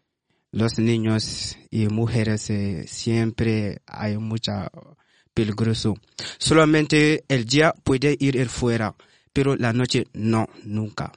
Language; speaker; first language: Spanish; non-native, learner; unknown